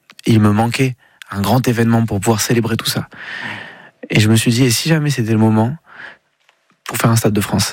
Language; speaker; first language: French; native; French